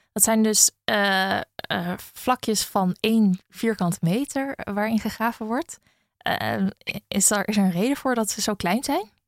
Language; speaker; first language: Dutch; native; Dutch